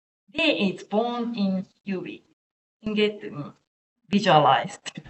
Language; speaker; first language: English; non-native, learner; Japanese